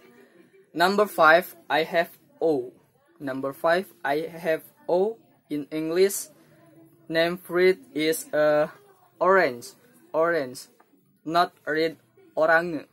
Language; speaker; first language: English; non-native, learner; Indonesian